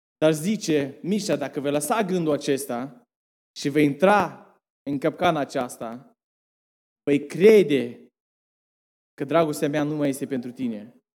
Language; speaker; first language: Romanian; early bilingual, heritage; Romanian